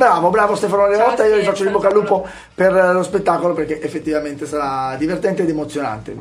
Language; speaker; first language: Italian; native; Italian